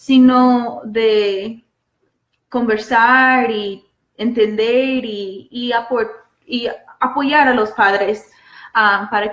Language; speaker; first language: Spanish; non-native, fluent; English